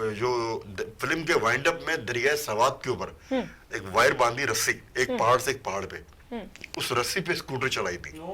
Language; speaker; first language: Urdu; native; Urdu